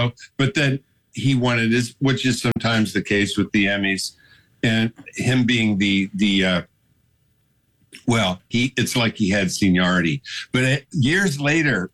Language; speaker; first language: English; native; English